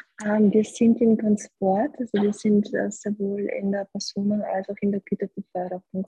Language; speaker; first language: German; native; German